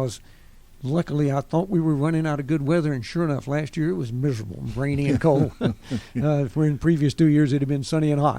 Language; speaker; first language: English; native; English